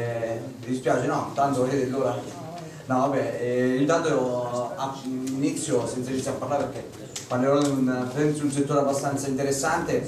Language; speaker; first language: Italian; native; Italian